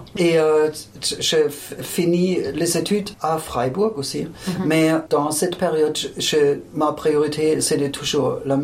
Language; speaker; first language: French; non-native, fluent; German